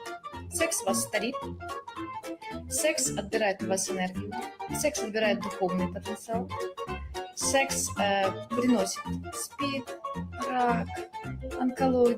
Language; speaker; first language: Russian; native; Russian